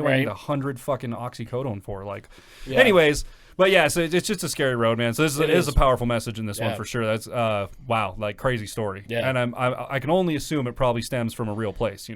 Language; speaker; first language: English; native; English